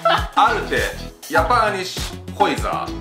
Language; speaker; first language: German; non-native, learner; Japanese